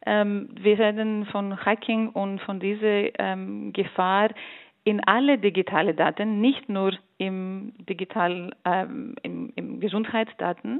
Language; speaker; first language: German; non-native, fluent; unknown